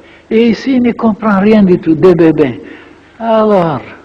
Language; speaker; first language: French; non-native, fluent; Bulgarian